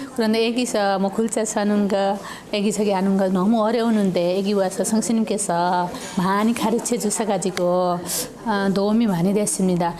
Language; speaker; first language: Korean; non-native, learner; Nepali